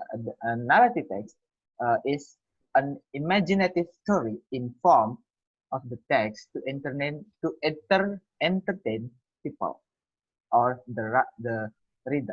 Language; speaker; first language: English; non-native, learner; Indonesian